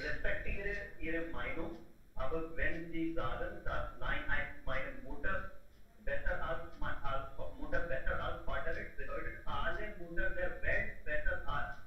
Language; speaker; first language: German; non-native, learner; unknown